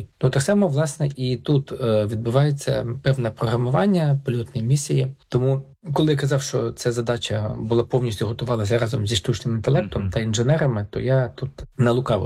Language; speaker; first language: Ukrainian; native; Ukrainian